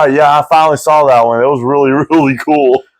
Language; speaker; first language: English; native; English